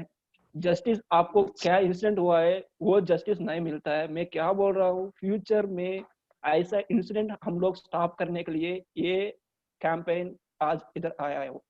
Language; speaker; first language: Hindi; non-native, local second language; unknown